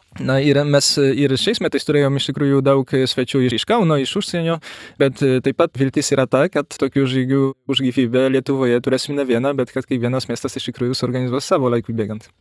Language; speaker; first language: Lithuanian; native; Lithuanian